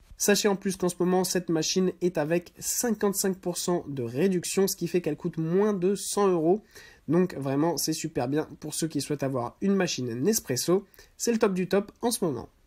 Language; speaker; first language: French; native; French